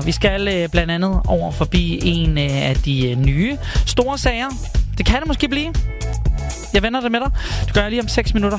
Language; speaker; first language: Danish; native; Danish